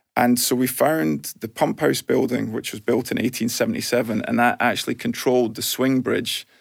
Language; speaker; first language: English; native; English